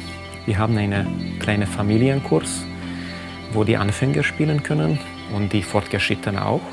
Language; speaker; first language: German; non-native, fluent; Hungarian